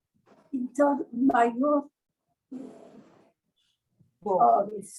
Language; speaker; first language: Portuguese; non-native, learner; Persian